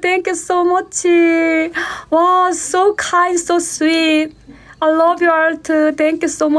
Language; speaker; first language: English; non-native, learner; Korean